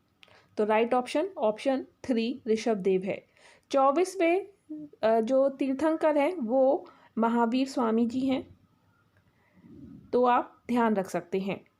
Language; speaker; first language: Hindi; native; Hindi